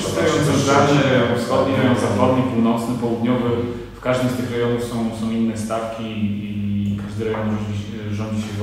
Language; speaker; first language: Polish; native; Polish